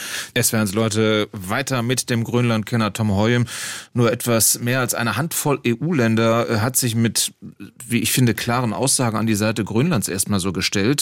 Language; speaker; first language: German; native; German